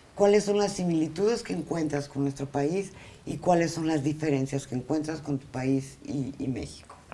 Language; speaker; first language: Spanish; native; Spanish